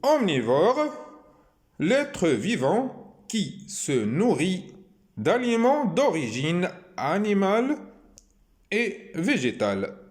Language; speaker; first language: French; non-native, local second language; Arabic